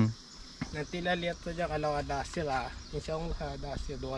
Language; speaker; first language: Malay; native; Malay